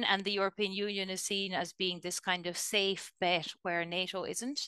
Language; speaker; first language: English; native; English